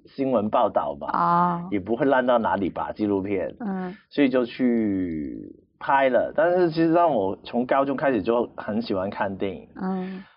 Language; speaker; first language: Chinese; non-native, local second language; Cantonese